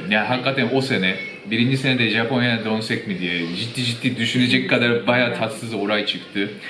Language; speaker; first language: Turkish; non-native, fluent; Japanese